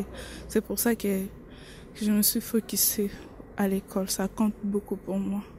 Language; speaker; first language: French; non-native, local second language; Lingala